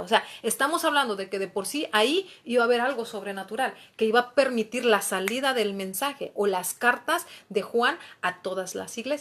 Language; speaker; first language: Spanish; native; Spanish